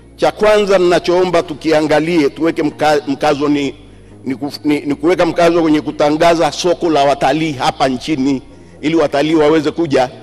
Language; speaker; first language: Swahili; native; Swahili